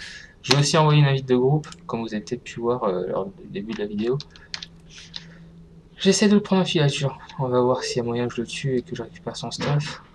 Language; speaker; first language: French; native; French